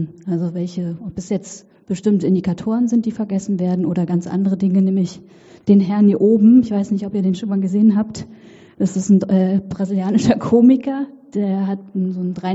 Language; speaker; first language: German; native; German